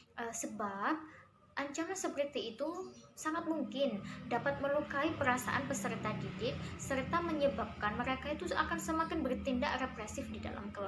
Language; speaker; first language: Indonesian; native; Indonesian